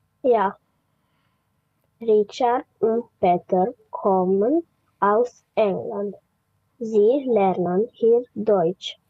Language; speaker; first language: German; non-native, learner; Romanian